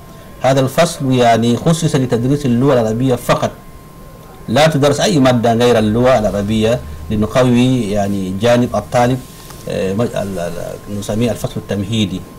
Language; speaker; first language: Arabic; non-native, fluent; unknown